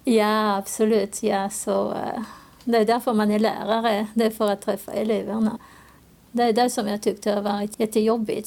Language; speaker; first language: Swedish; non-native, fluent; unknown